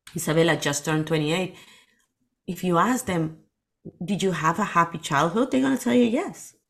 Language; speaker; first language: English; non-native, fluent; Spanish